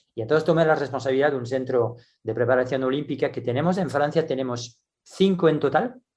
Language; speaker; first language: Spanish; non-native, fluent; French